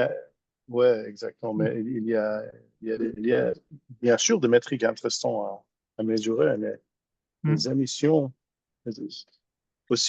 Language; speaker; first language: French; non-native, fluent; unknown